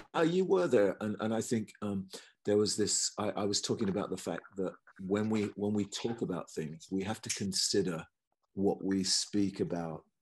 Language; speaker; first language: English; native; English